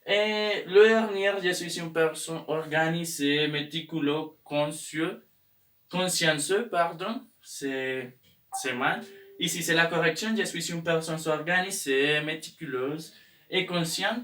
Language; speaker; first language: French; non-native, learner; Spanish